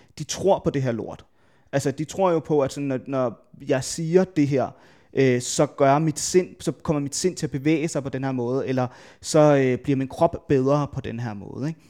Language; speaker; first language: Danish; native; Danish